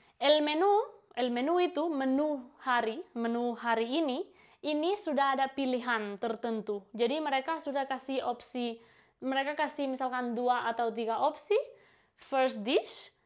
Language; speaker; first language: Indonesian; non-native, fluent; Spanish